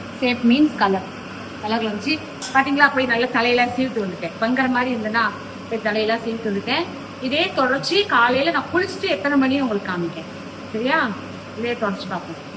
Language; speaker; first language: Tamil; native; Tamil